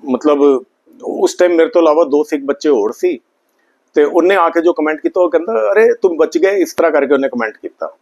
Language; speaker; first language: Hindi; non-native, local second language; Punjabi